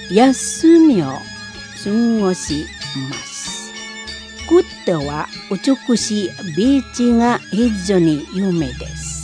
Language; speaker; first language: Japanese; non-native, learner; Indonesian